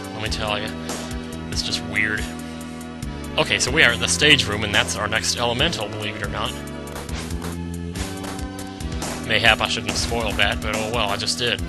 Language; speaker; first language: English; native; English